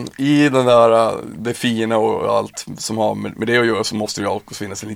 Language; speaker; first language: Swedish; native; Swedish